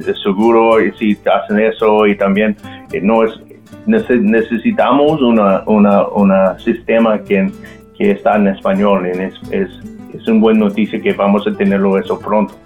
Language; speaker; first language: Spanish; non-native, local second language; English